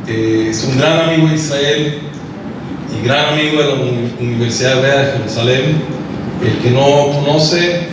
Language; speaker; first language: Spanish; early bilingual, heritage; Spanish